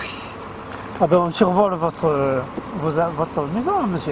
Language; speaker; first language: French; native; French